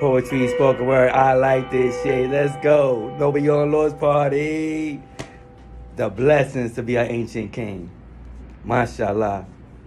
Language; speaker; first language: English; early bilingual, other home language; Spanish